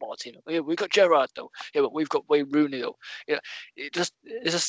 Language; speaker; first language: English; native; English